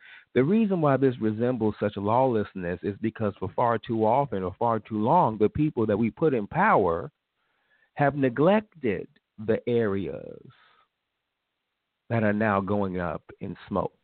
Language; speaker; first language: English; native; English